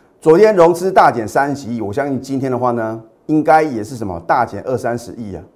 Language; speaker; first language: Chinese; native; Chinese